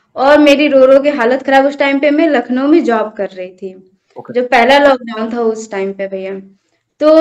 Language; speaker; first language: Hindi; native; Hindi